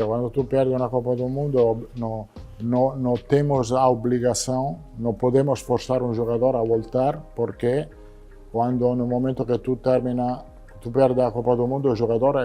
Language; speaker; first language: Portuguese; non-native, learner; Italian